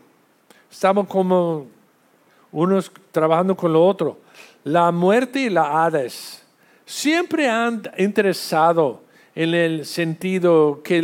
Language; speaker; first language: Spanish; non-native, fluent; English